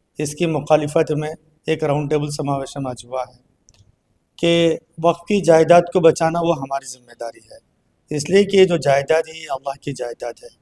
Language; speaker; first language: Urdu; native; Urdu